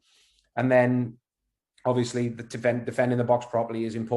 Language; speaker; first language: English; native; English